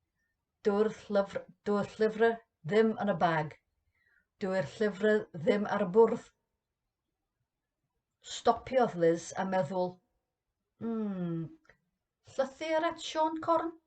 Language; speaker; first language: Welsh; non-native, learner; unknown